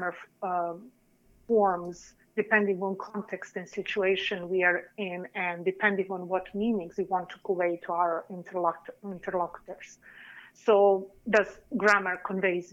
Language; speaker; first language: English; non-native, fluent; Serbian